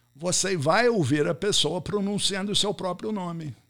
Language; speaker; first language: Portuguese; non-native, fluent; English